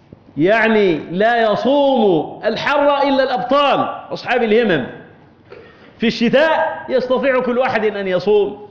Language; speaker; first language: Arabic; native; Arabic